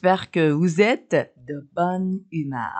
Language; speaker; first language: French; non-native, fluent; Persian